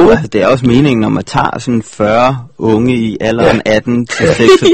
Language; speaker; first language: Danish; native; Danish